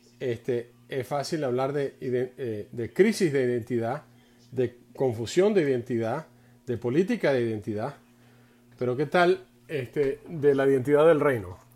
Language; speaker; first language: Spanish; non-native, fluent; English